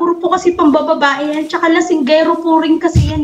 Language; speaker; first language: Filipino; native; Filipino